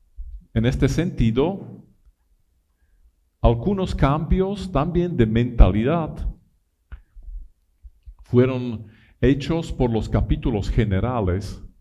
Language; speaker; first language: Spanish; non-native, fluent; Italian